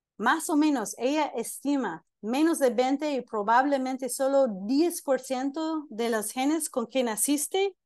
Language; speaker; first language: Spanish; non-native, fluent; English